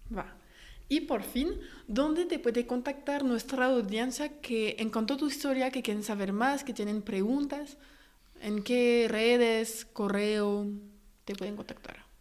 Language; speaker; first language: Spanish; non-native, fluent; French